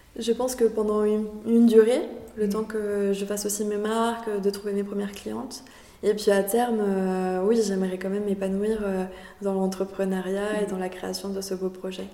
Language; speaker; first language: French; early bilingual, other home language; Spanish